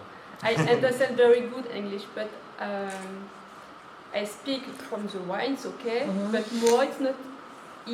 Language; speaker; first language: English; non-native, learner; French